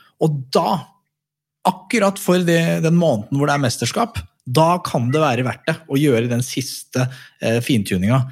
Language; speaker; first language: Norwegian; native; Norwegian